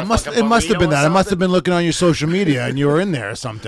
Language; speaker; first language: English; native; English